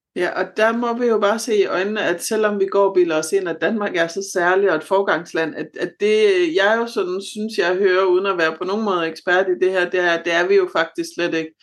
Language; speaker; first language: Danish; native; Danish